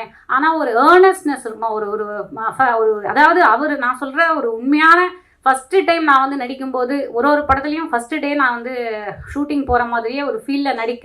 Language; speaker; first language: Tamil; native; Tamil